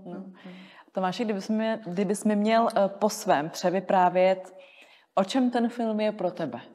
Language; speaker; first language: Czech; native; Czech